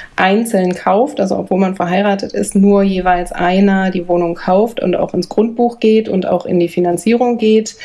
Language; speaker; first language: German; native; German